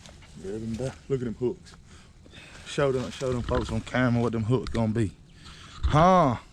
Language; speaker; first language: English; native; English